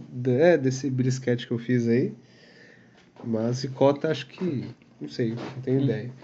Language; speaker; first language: Portuguese; native; Portuguese